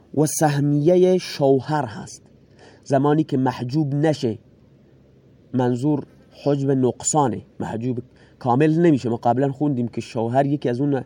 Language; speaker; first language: Persian; non-native, local second language; Baluchi